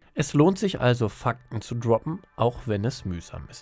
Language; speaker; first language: German; native; German